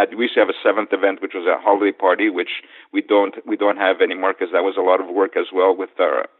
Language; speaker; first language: English; native; English